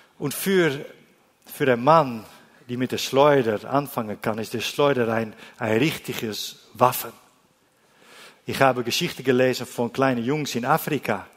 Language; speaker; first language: German; non-native, learner; Dutch